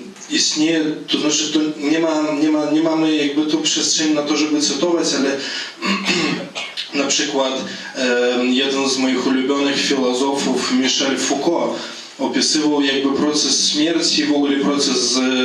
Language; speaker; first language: Polish; non-native, fluent; Belarusian